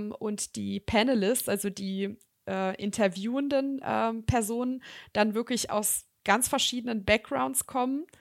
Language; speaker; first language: German; early bilingual, other home language; Serbian